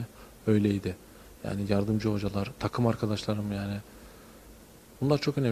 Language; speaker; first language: Turkish; early bilingual, heritage; Turkish